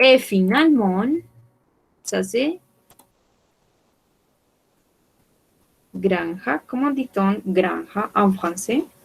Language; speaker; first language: French; non-native, fluent; Spanish